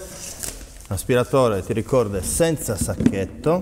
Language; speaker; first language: Italian; native; Italian